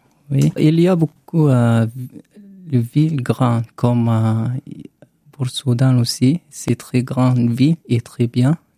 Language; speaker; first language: French; non-native, learner; Arabic